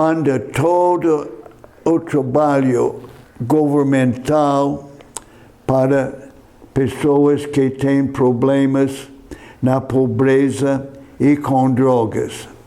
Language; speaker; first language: Portuguese; non-native, fluent; English